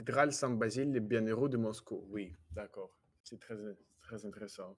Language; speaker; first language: French; non-native, learner; Russian